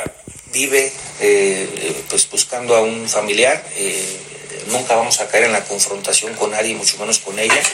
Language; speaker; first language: Spanish; native; Spanish